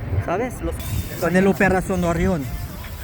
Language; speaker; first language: Spanish; non-native, learner; French